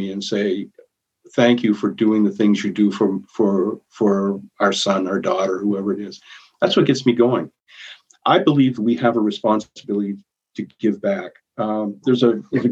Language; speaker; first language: English; native; English